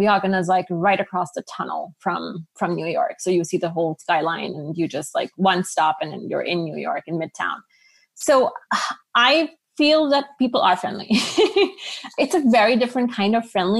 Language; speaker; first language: English; non-native, local second language; Urdu